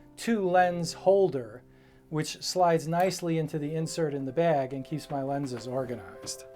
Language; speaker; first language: English; native; English